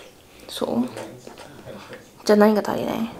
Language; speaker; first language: Japanese; non-native, fluent; Chinese